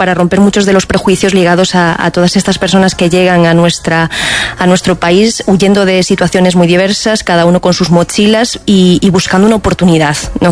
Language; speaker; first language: Spanish; native; Spanish